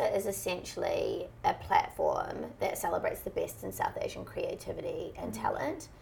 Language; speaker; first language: English; native; English